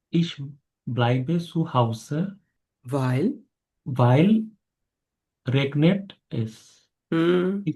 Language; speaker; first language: German; non-native, learner; Bangla